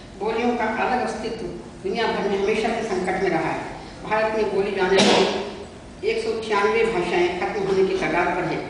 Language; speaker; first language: Hindi; native; Hindi